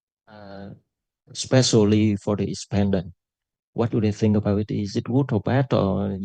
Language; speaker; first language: English; non-native, local second language; Vietnamese